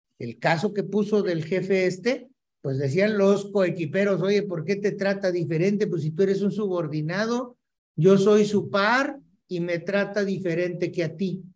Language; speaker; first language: Spanish; native; Spanish